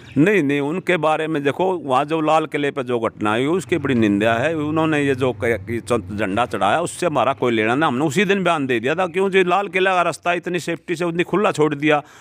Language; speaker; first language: Hindi; native; Hindi